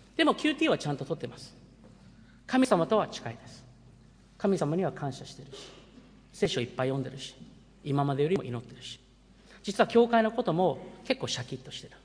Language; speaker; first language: Japanese; early bilingual, heritage; Japanese